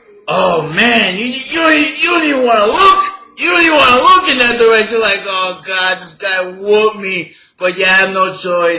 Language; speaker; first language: English; native; English